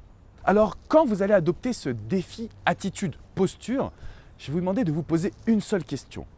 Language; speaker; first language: French; native; French